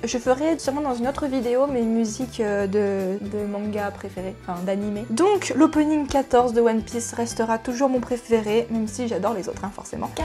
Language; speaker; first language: French; native; French